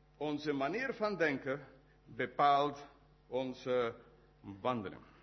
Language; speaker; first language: Dutch; non-native, fluent; English